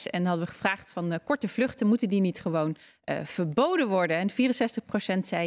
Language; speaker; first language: Dutch; native; Dutch